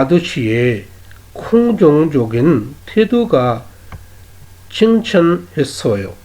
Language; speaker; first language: Korean; non-native, fluent; Urdu